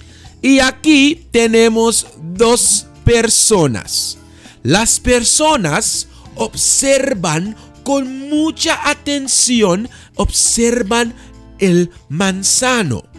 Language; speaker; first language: Spanish; non-native, fluent; Dutch